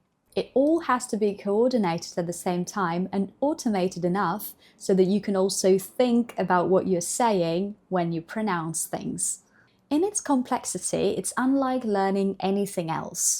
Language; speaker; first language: English; non-native, fluent; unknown